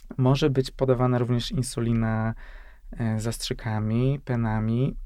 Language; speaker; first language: Polish; non-native, fluent; Hungarian